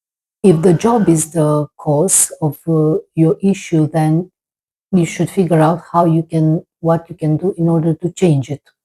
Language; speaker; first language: English; non-native, fluent; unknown